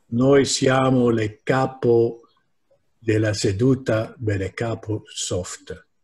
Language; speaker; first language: Italian; non-native, learner; Dutch